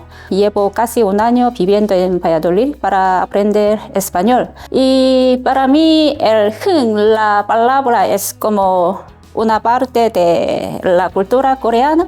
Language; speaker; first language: Spanish; non-native, learner; Korean